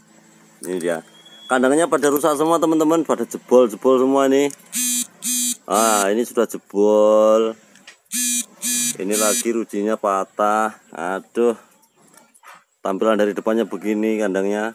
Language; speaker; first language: Malay; native; Malay